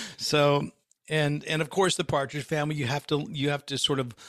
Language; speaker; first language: English; native; English